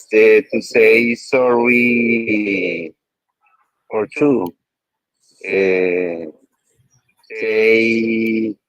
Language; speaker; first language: English; non-native, learner; Spanish